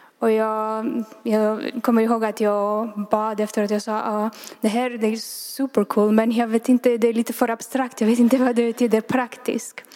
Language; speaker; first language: Swedish; non-native, fluent; Romanian